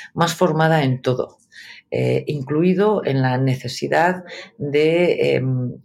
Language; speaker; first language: Spanish; native; Spanish